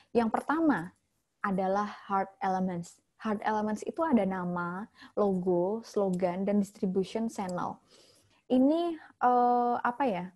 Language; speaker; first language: Indonesian; native; Indonesian